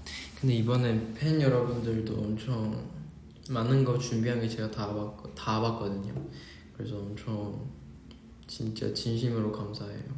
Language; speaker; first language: Korean; non-native, fluent; Chinese